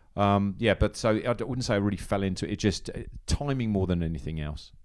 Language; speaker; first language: English; native; English